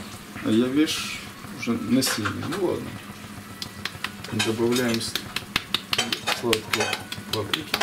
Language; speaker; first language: Russian; native; Russian